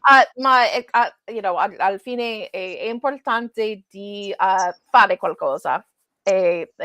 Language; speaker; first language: Italian; non-native, learner; English